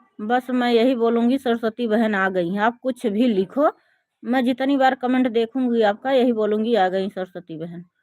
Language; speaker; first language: Hindi; native; Hindi